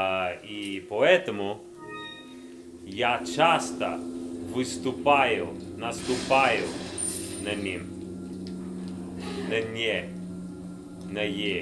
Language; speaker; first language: Russian; non-native, learner; English